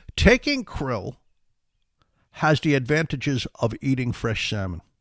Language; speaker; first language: English; native; English